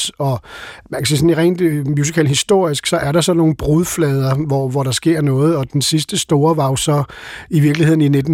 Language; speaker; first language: Danish; native; Danish